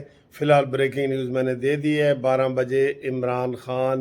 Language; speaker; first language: Urdu; native; Urdu